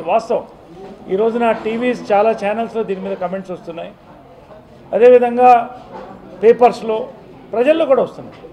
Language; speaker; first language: Telugu; native; Telugu